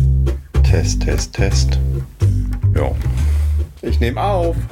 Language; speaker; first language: German; native; German